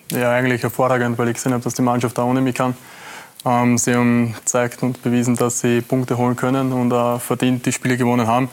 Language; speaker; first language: German; native; German